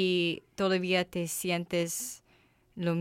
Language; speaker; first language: Spanish; non-native, learner; English